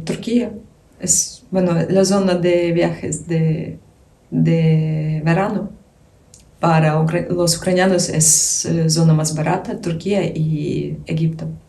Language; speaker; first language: Spanish; non-native, learner; Ukrainian